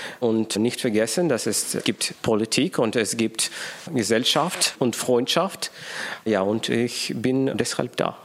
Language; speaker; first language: German; non-native, learner; Russian